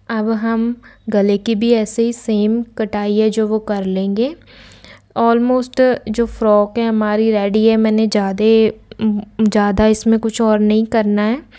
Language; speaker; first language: Hindi; non-native, local second language; Punjabi